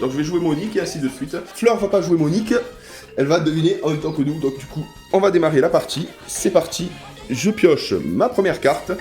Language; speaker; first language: French; native; French